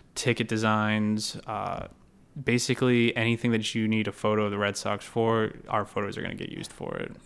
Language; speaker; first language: English; native; English